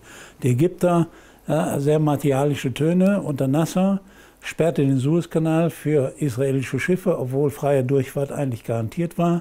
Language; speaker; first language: German; native; German